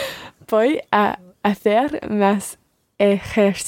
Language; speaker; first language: Spanish; non-native, learner; English